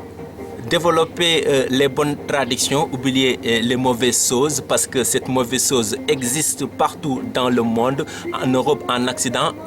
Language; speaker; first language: French; non-native, local second language; Wolof